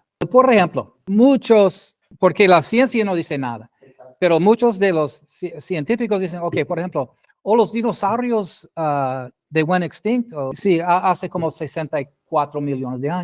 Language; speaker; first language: Spanish; non-native, fluent; English